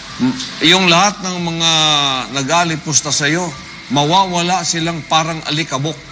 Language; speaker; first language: Filipino; native; Filipino